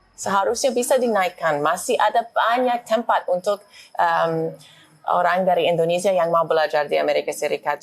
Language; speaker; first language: Indonesian; non-native, fluent; English